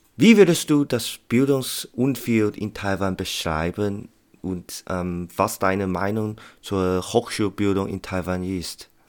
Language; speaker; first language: German; non-native, learner; Chinese